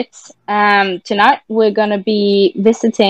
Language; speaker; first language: English; non-native, fluent; Norwegian